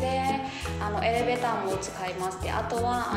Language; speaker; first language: Japanese; non-native, fluent; Burmese